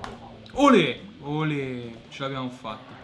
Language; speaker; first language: Italian; native; Italian